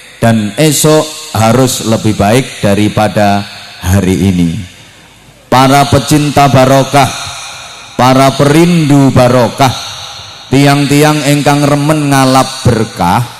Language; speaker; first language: Indonesian; non-native, local second language; Javanese